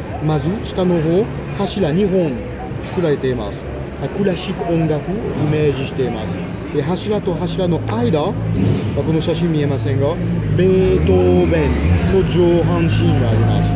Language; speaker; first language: Japanese; non-native, fluent; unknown